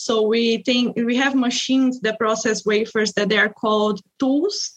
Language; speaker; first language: English; non-native, fluent; Portuguese